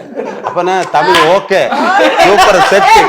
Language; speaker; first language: Tamil; non-native, learner; Malayalam